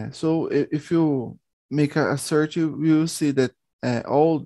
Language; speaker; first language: English; non-native, learner; Portuguese